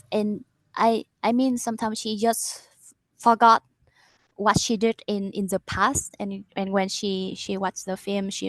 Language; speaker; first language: English; non-native, learner; Vietnamese